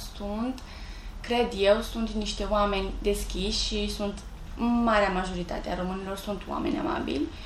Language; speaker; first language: Romanian; early bilingual, heritage; French